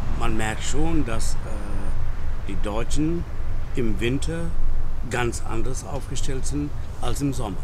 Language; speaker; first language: German; non-native, fluent; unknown